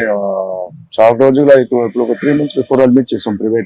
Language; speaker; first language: Telugu; non-native, local second language; Tamil